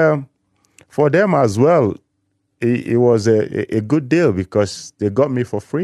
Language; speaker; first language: English; non-native, local second language; Igbo